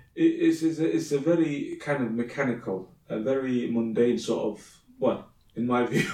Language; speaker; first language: English; early bilingual, other home language; Somali